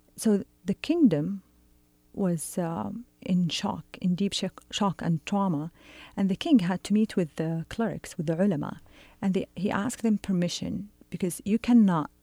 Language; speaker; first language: English; non-native, fluent; Arabic